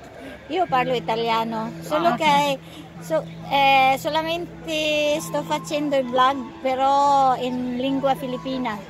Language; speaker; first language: Italian; non-native, fluent; Filipino